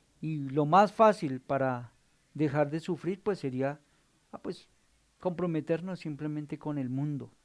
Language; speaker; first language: Spanish; native; Spanish